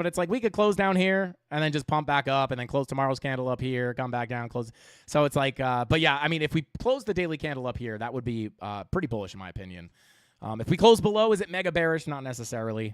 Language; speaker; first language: English; native; English